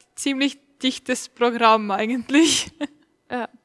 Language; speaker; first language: German; non-native, fluent; Estonian